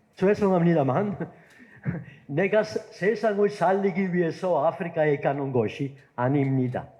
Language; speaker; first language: Korean; non-native, fluent; Italian